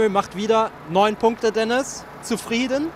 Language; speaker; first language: German; native; German